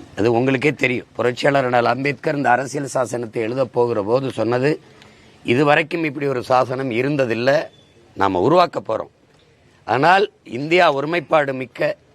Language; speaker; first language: Tamil; native; Tamil